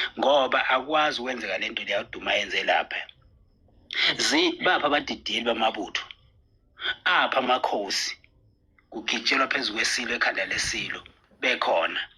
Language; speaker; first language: Zulu; native; Zulu